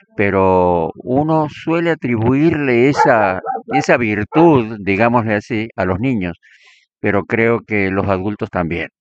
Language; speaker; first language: Spanish; native; Spanish